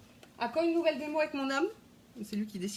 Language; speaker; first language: French; native; French